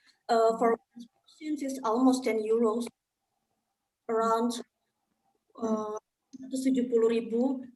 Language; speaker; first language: English; non-native, learner; Indonesian